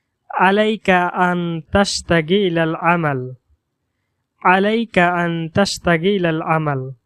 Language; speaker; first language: Arabic; non-native, fluent; Bangla